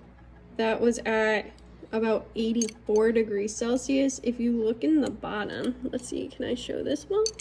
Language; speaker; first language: English; native; English